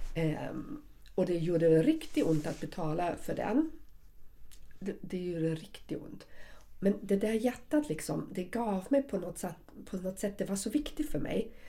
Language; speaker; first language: Swedish; non-native, fluent; German